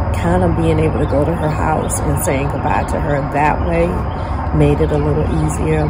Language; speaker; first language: English; native; English